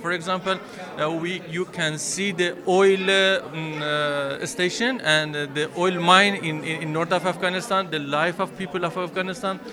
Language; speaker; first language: English; non-native, fluent; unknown